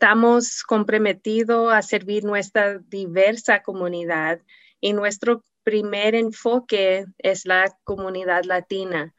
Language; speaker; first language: Spanish; non-native, learner; English